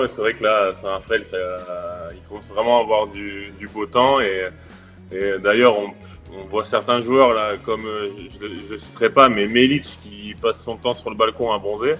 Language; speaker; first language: French; native; French